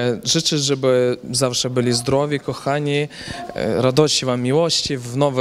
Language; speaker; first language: Polish; non-native, learner; Ukrainian